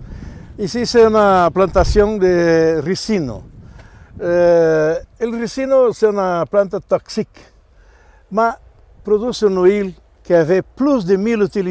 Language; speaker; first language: French; non-native, learner; Portuguese